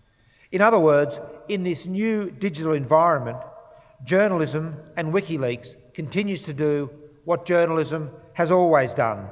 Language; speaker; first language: English; native; English